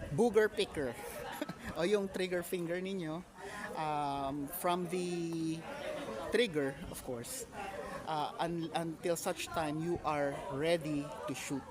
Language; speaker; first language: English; non-native, local second language; Filipino